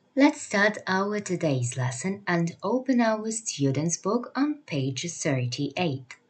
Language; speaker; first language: English; non-native, fluent; Ukrainian